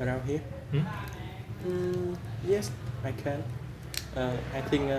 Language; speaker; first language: English; non-native, learner; Vietnamese